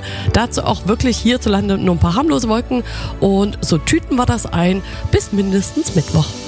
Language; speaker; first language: German; native; German